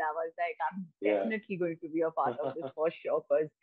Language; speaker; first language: English; non-native, local second language; Bangla